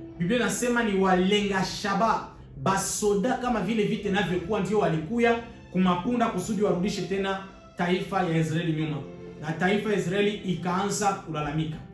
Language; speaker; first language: Swahili; native; Swahili